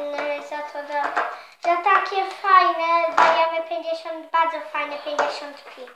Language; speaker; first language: Polish; early bilingual, heritage; Polish